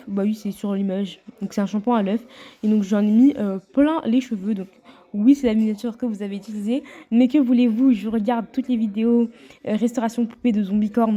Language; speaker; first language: French; native; French